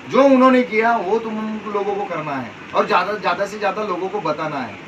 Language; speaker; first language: Hindi; non-native, local second language; Marathi